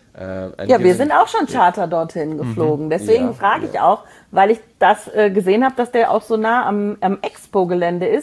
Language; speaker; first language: German; native; German